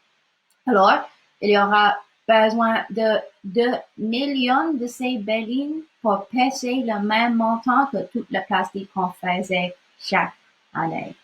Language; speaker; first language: French; non-native, local second language; English